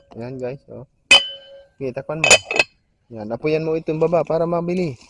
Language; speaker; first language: Filipino; non-native, local second language; Bikol